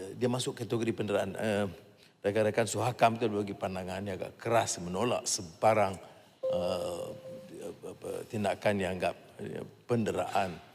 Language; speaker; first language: Malay; native; Malay